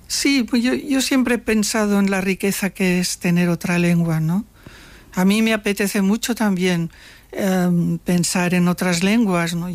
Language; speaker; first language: Spanish; non-native, local second language; Catalan